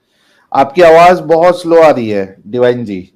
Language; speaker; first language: Hindi; native; Hindi